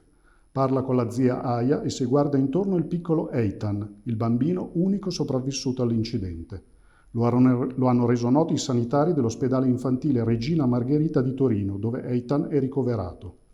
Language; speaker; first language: Italian; native; Italian